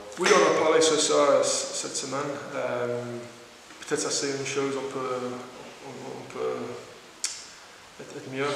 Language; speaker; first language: French; non-native, learner; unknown